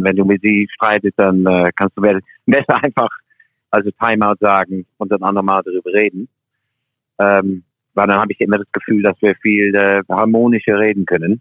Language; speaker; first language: German; non-native, fluent; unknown